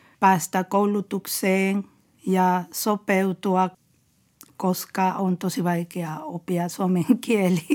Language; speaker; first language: Finnish; non-native, fluent; Spanish